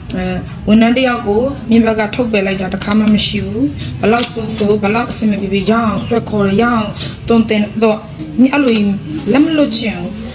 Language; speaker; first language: Burmese; native; Burmese